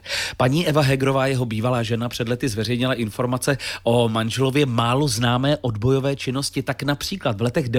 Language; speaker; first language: Czech; native; Czech